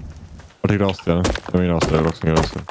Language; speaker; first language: Swedish; native; Swedish